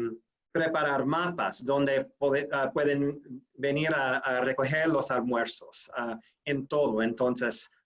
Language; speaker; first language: Spanish; non-native, fluent; English